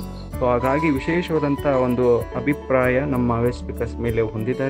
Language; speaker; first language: Kannada; native; Kannada